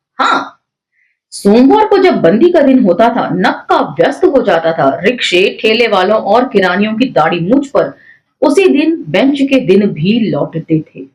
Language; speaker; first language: Hindi; native; Hindi